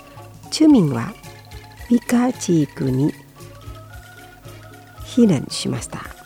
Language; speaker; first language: Japanese; non-native, fluent; Indonesian